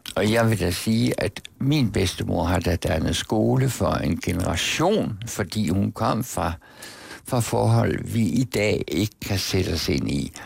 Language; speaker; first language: Danish; native; Danish